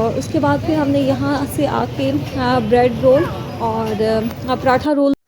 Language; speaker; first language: Urdu; native; Urdu